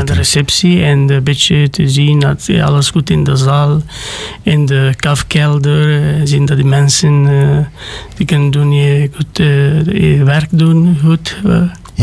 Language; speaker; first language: Dutch; non-native, learner; Romanian